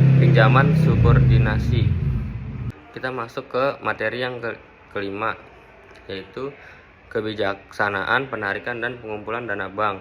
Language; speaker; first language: Indonesian; native; Indonesian